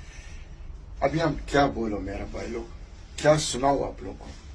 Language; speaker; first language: Hindi; non-native, fluent; Arabic